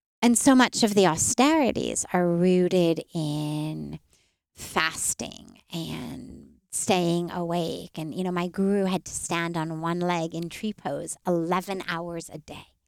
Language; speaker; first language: English; native; English